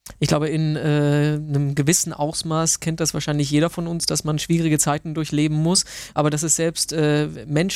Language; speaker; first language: German; native; German